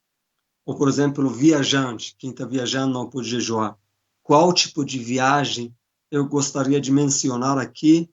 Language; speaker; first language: Portuguese; non-native, fluent; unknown